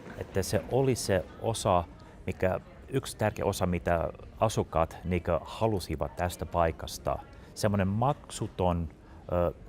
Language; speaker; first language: Finnish; non-native, fluent; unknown